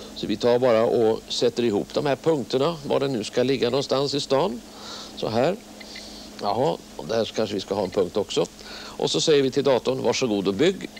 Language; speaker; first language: Swedish; native; Swedish